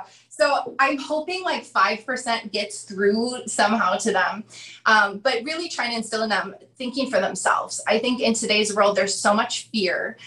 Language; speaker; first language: English; native; English